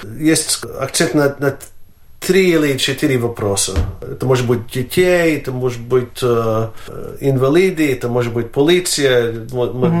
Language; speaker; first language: Russian; non-native, fluent; Latvian